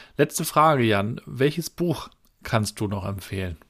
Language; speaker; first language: German; native; German